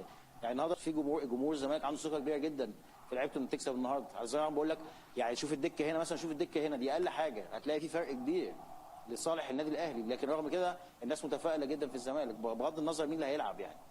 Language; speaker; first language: Arabic; native; Arabic